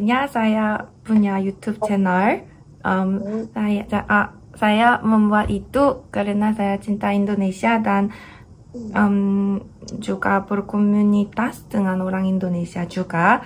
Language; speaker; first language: Indonesian; non-native, learner; Korean